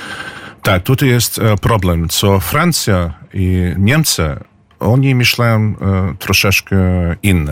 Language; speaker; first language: Polish; early bilingual, heritage; English